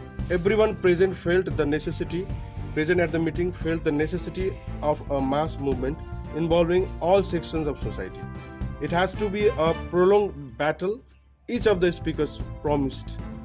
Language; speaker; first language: English; non-native, local second language; Nepali